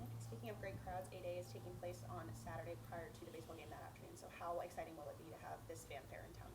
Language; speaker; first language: English; native; English